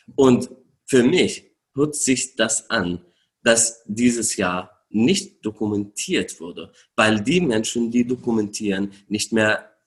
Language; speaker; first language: German; non-native, fluent; Arabic